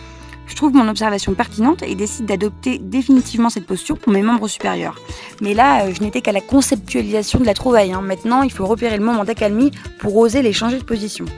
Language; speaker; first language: French; native; French